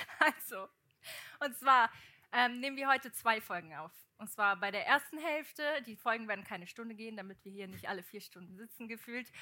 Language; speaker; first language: German; early bilingual, other home language; Portuguese